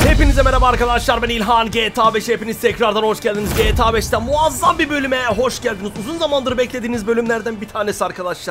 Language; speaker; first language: Turkish; native; Turkish